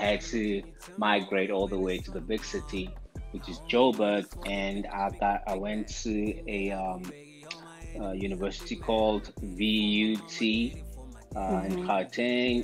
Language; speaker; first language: English; non-native, local second language; Zulu